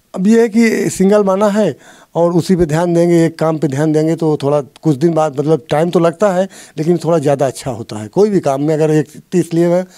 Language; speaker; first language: Hindi; native; Hindi